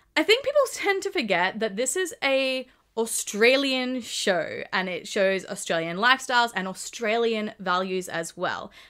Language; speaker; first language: English; native; English